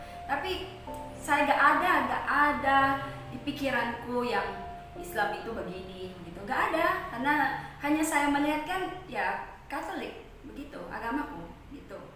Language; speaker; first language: Indonesian; non-native, fluent; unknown